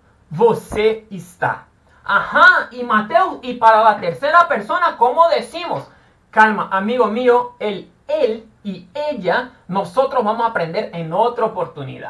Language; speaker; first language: Spanish; non-native, fluent; Portuguese